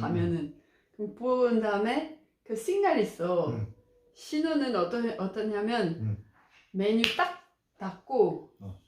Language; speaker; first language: Korean; non-native, learner; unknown